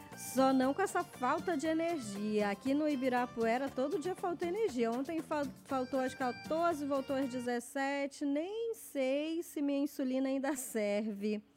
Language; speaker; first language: Portuguese; native; Portuguese